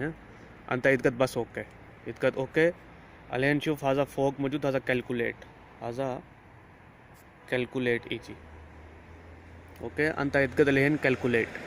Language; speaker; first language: Arabic; non-native, learner; Urdu